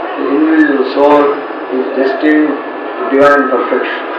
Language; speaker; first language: English; non-native, local second language; Hindi